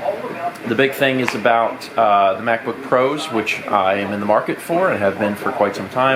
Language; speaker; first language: English; native; English